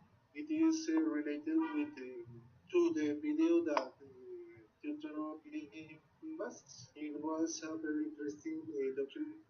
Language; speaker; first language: English; non-native, learner; Spanish